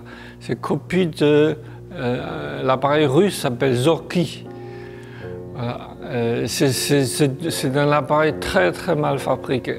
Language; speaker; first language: French; non-native, learner; Chinese